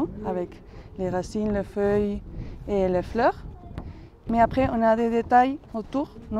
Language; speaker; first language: French; non-native, fluent; Spanish